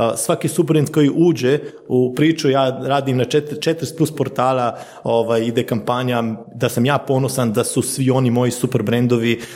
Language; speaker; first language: Croatian; early bilingual, heritage; Slovenian